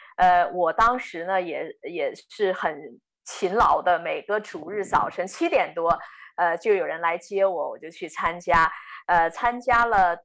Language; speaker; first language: Chinese; native; Chinese